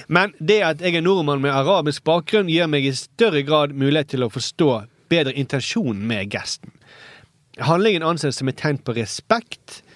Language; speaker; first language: Norwegian; native; Norwegian